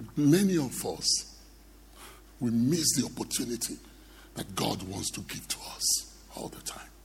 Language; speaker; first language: English; non-native, local second language; Yoruba